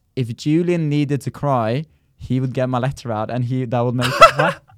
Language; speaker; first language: English; non-native, fluent; Norwegian